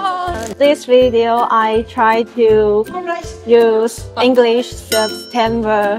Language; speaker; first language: English; non-native, learner; Chinese